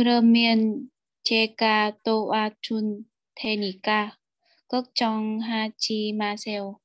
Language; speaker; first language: Korean; non-native, learner; Vietnamese